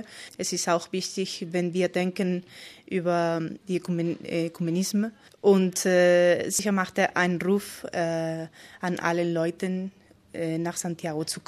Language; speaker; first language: German; non-native, fluent; Spanish